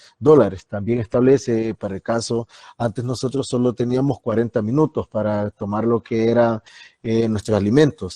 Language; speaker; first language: Spanish; native; Spanish